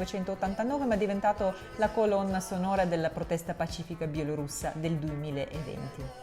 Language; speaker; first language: Italian; non-native, fluent; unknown